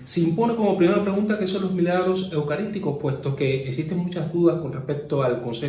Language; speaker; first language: Spanish; native; Spanish